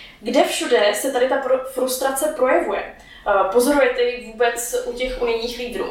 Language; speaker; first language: Czech; native; Czech